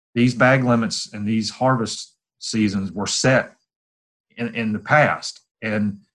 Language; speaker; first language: English; native; English